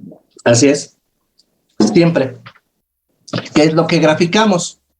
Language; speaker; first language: Spanish; native; Spanish